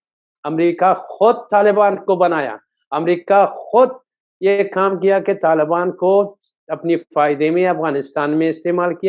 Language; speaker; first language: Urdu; non-native, fluent; Persian